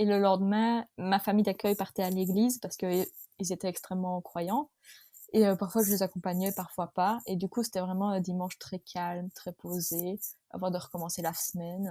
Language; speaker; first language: French; native; French